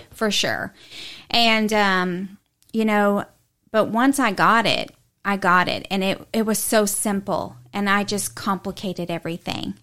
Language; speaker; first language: English; native; English